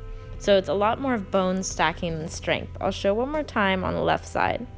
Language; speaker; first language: English; native; English